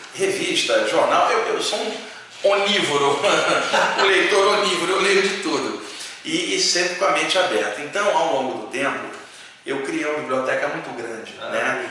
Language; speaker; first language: Portuguese; native; Portuguese